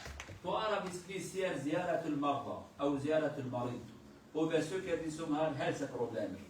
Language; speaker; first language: Swedish; non-native, learner; Kurdish